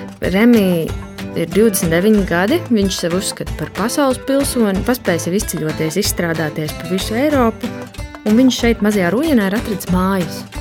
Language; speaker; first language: Latvian; native; Latvian